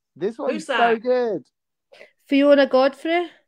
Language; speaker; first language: English; native; English